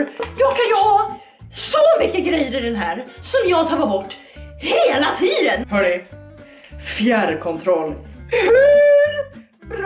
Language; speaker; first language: Swedish; native; Swedish